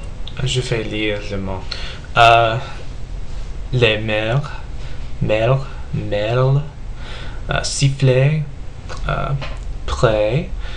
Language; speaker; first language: French; non-native, learner; English